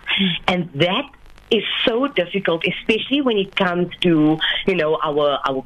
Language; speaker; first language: English; native; English